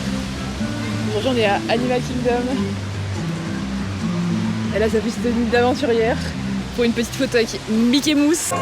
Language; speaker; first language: French; native; French